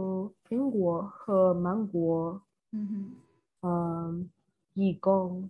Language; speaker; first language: Chinese; non-native, learner; English